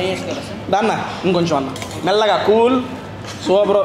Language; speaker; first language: Telugu; native; Telugu